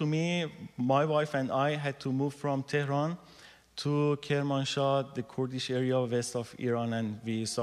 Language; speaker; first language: English; non-native, learner; Persian